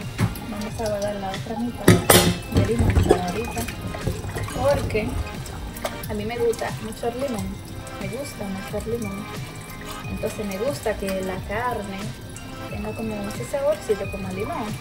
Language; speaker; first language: Spanish; early bilingual, heritage; Spanish